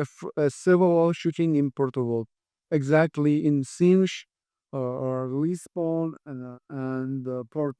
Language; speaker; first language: English; non-native, learner; Persian